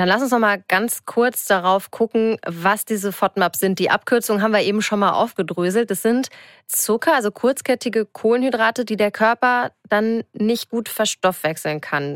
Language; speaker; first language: German; native; German